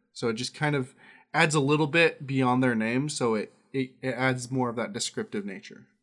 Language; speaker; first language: English; native; English